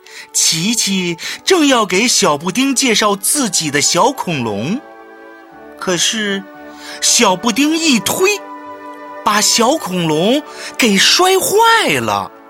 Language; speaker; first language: Chinese; native; Chinese